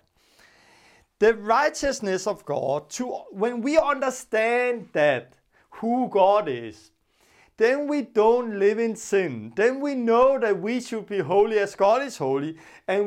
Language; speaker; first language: English; non-native, fluent; Danish